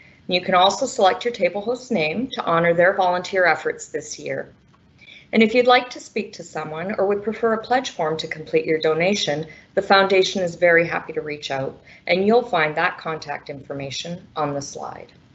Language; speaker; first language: English; native; English